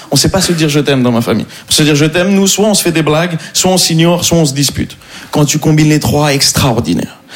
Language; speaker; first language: French; non-native, local second language; Arabic